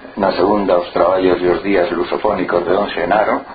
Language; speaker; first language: Galician; non-native, local second language; Spanish